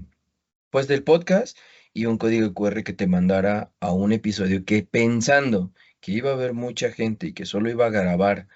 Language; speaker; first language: Spanish; native; Spanish